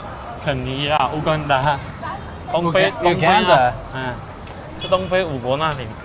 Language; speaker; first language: Chinese; native; Chinese